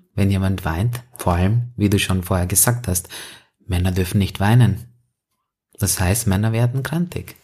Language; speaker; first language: German; non-native, fluent; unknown